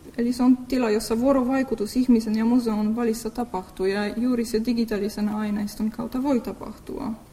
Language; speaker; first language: Finnish; non-native, fluent; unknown